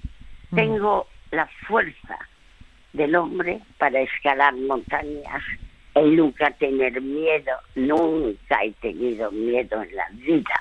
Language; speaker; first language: Spanish; early bilingual, other home language; French